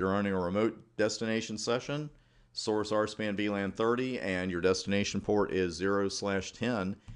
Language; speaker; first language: English; native; English